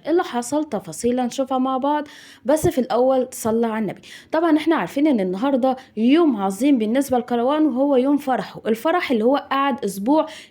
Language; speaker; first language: Arabic; native; Arabic